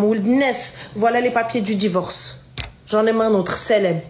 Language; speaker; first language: French; native; French